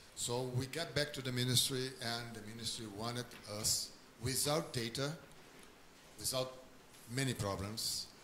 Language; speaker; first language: English; non-native, learner; Portuguese